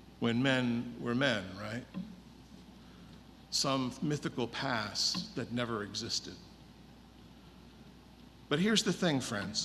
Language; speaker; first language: English; native; English